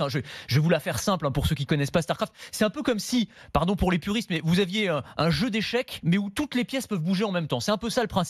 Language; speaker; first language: French; native; French